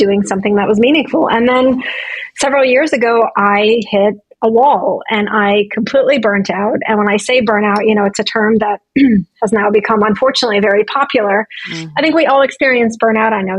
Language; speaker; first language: English; non-native, fluent; Russian